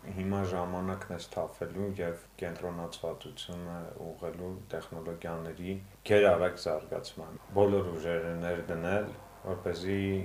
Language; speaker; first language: Armenian; native; Armenian